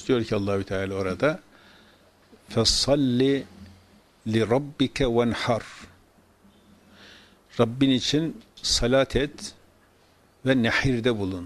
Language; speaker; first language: Turkish; native; Turkish